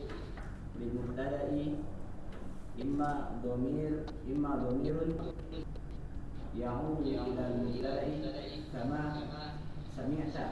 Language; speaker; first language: Arabic; non-native, learner; Indonesian